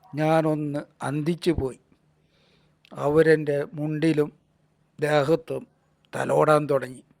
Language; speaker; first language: Malayalam; native; Malayalam